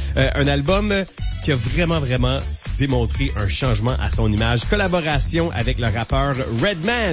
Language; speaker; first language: French; native; French